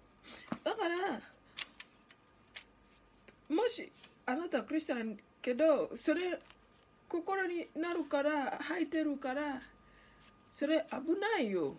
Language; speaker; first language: Japanese; non-native, learner; Ganda